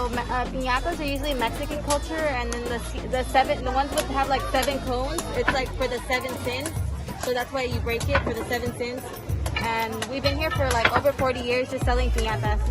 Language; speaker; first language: English; early bilingual, other home language; Spanish